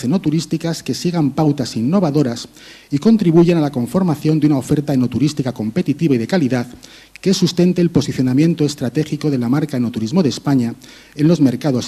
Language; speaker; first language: Spanish; native; Spanish